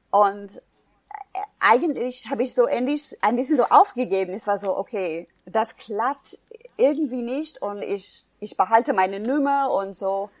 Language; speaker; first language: German; non-native, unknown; English